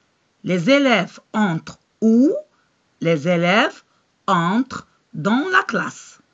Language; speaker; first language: French; non-native, local second language; Arabic